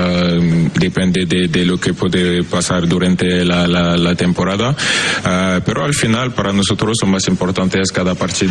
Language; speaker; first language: Spanish; non-native, fluent; French